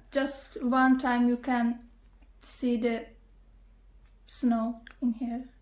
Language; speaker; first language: English; non-native, learner; Azerbaijani